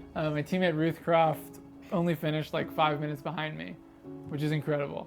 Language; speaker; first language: English; native; English